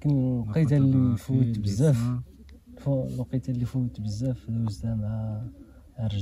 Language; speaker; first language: Arabic; native; Arabic